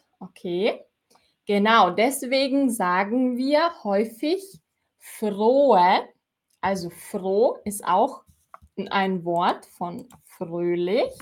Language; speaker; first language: German; native; German